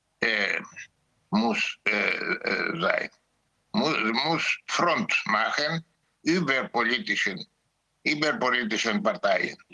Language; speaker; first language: German; non-native, learner; Greek